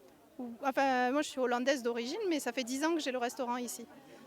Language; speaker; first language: French; native; French